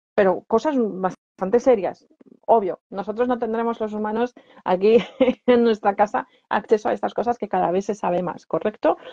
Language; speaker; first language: Spanish; non-native, fluent; Polish